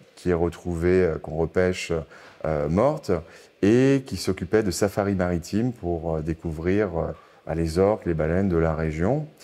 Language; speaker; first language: French; native; French